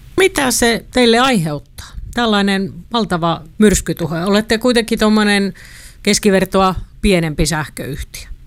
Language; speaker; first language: Finnish; native; Finnish